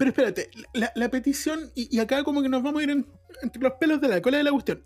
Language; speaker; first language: Spanish; native; Spanish